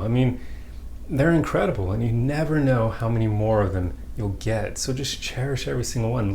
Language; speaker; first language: English; native; English